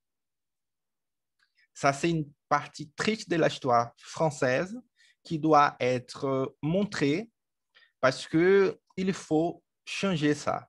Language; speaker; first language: French; native; French